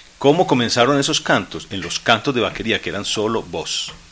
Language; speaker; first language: Spanish; native; Spanish